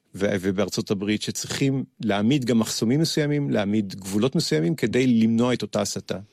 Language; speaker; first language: Hebrew; early bilingual, other home language; French